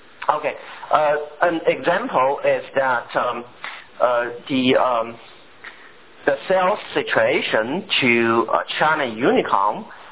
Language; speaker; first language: English; non-native, fluent; Chinese